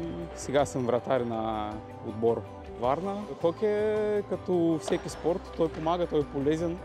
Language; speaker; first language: Bulgarian; early bilingual, other home language; Russian